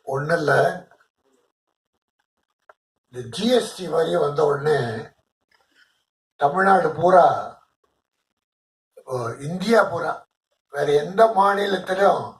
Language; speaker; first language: Tamil; native; Tamil